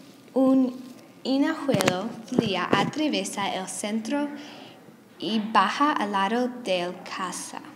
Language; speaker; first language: Spanish; non-native, learner; English